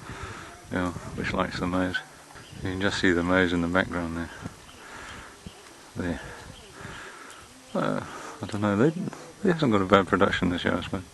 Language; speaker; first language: English; native; English